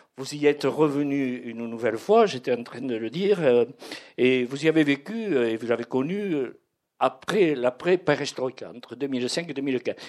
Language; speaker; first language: French; native; French